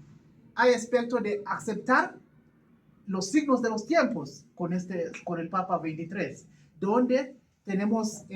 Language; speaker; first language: Spanish; non-native, learner; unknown